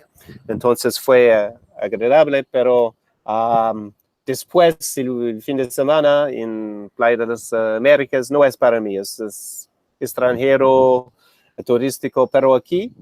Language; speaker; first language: Spanish; non-native, fluent; English